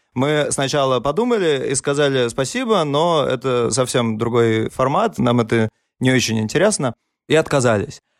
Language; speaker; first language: Russian; native; Russian